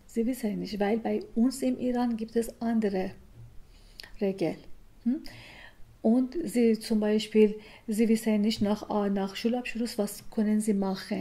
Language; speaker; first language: German; non-native, learner; Persian